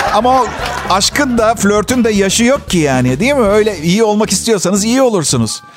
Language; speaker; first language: Turkish; non-native, fluent; Italian